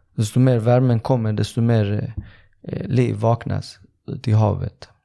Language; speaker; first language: Swedish; early bilingual, other home language; Persian